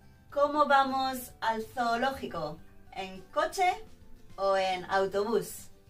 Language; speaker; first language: Spanish; native; Spanish